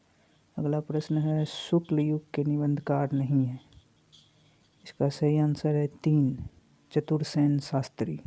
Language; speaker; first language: Hindi; native; Hindi